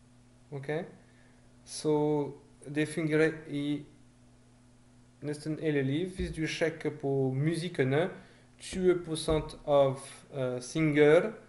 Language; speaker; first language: Norwegian; non-native, fluent; French